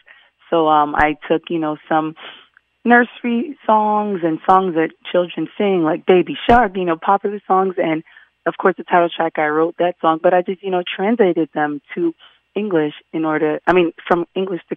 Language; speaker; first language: English; early bilingual, other home language; Haitian Creole